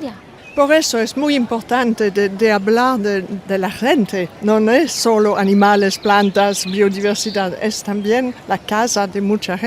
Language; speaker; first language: Spanish; non-native, fluent; French